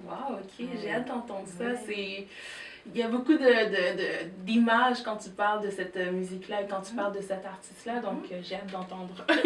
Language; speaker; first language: French; native; French